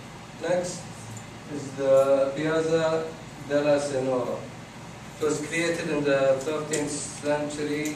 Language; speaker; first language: English; non-native, fluent; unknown